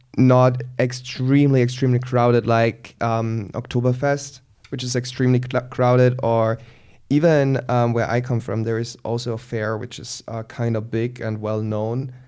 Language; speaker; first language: English; non-native, fluent; German